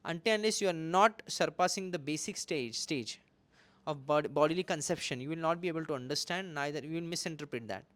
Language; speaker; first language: English; non-native, local second language; Hindi